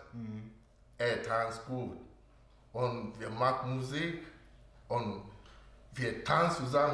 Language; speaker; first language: German; non-native, learner; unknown